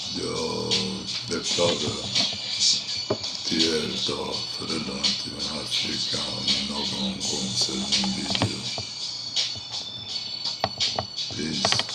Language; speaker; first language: Swedish; non-native, fluent; Spanish